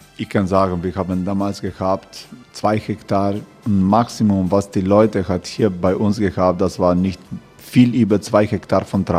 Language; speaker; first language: German; non-native, learner; Croatian